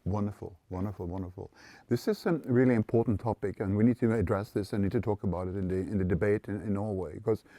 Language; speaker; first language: English; non-native, fluent; Norwegian